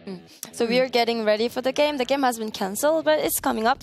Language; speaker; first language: English; non-native, fluent; French